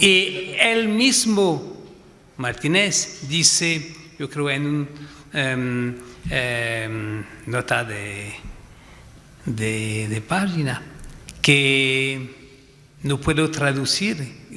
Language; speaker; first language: Spanish; non-native, fluent; French